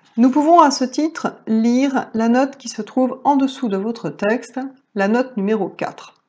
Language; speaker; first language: French; native; French